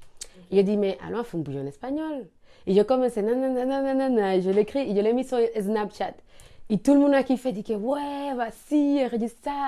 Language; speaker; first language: French; non-native, learner; Spanish